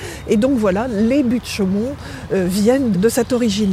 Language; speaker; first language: French; native; French